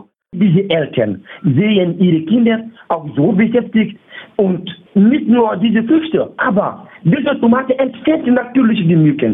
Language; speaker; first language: German; non-native, fluent; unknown